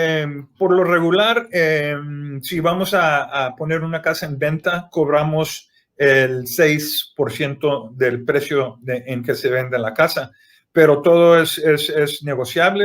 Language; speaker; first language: Spanish; early bilingual, heritage; Spanish